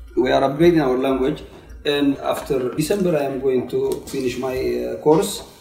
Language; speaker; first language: English; non-native, learner; Tigrinya